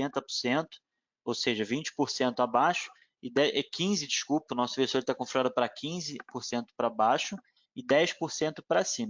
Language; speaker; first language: Portuguese; native; Portuguese